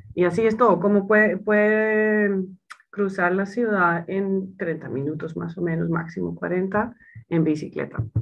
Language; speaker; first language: Spanish; non-native, fluent; Dutch